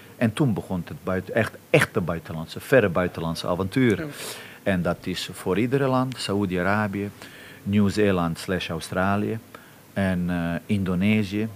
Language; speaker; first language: Dutch; non-native, fluent; Bosnian